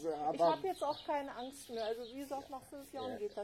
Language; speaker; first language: German; native; German